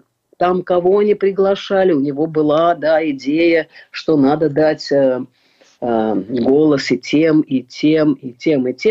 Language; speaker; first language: Russian; native; Russian